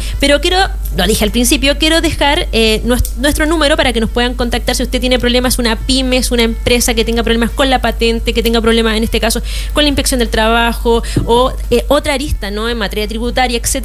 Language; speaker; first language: Spanish; native; Spanish